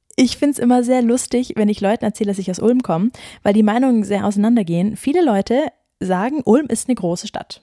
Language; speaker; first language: German; native; German